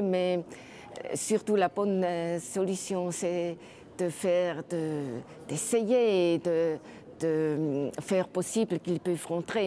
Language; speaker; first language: French; non-native, local second language; German